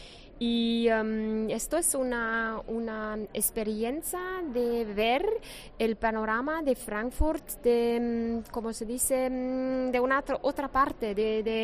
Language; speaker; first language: Spanish; non-native, fluent; German